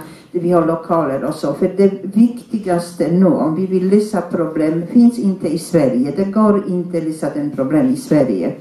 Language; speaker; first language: Swedish; non-native, fluent; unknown